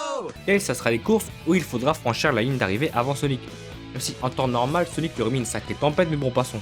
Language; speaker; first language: French; native; French